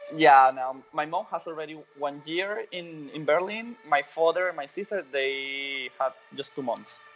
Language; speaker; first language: English; non-native, fluent; Spanish